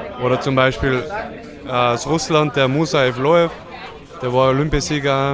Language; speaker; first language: German; native; German